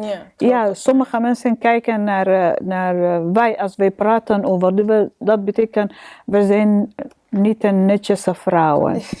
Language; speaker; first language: Dutch; non-native, learner; Arabic